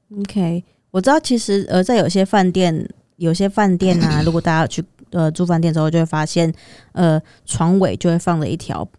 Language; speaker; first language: Chinese; native; Chinese